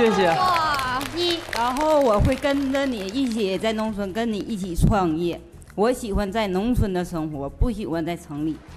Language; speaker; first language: Chinese; native; Chinese